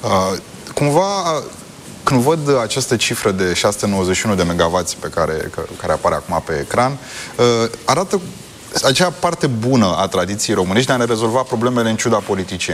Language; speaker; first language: Romanian; native; Romanian